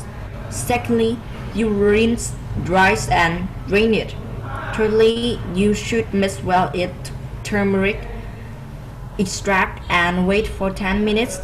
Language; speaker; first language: English; non-native, learner; Vietnamese